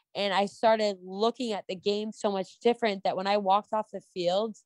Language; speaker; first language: English; native; English